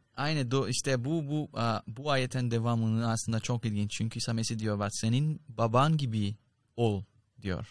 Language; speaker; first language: Turkish; non-native, fluent; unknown